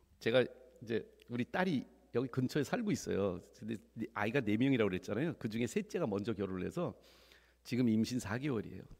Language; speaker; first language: Korean; early bilingual, heritage; Korean